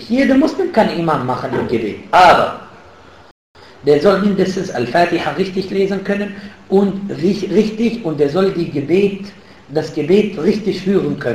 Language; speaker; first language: German; non-native, fluent; Arabic